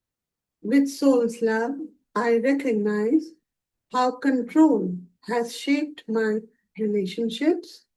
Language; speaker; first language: English; non-native, local second language; Hindi